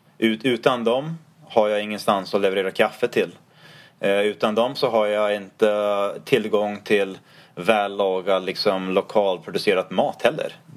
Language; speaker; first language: Swedish; non-native, fluent; English